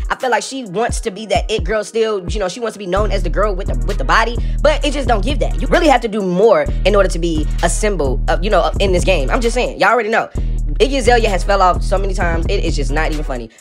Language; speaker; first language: English; native; English